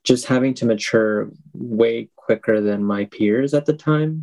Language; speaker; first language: English; native; English